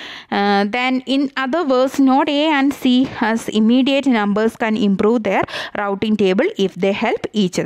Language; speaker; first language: English; non-native, local second language; Malayalam